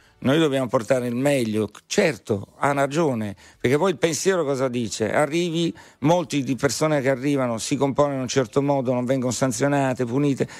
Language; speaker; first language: Italian; native; Italian